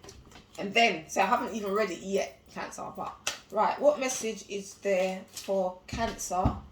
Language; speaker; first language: English; native; English